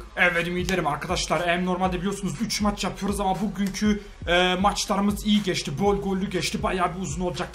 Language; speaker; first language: Turkish; native; Turkish